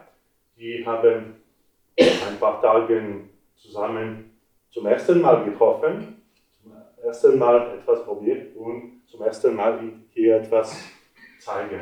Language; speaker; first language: German; non-native, local second language; French